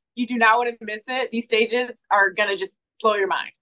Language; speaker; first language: English; native; English